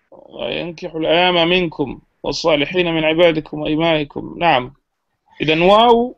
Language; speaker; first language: Arabic; non-native, fluent; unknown